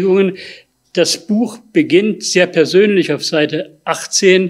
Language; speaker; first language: German; native; German